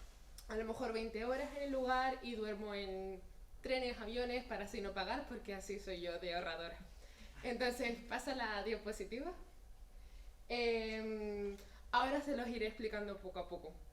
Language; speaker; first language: Spanish; native; Spanish